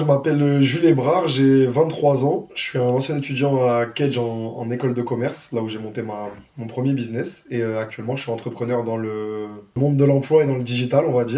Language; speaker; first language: French; native; French